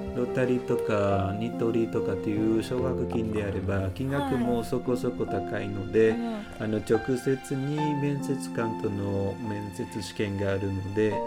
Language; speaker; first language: Japanese; non-native, fluent; Vietnamese